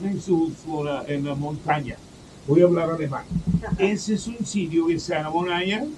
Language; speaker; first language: Spanish; native; Spanish